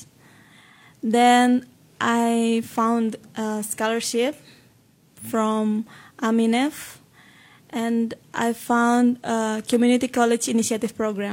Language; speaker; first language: English; non-native, fluent; Indonesian